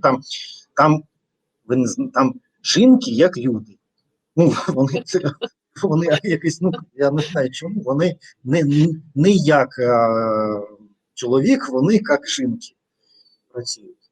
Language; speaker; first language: Ukrainian; non-native, fluent; Russian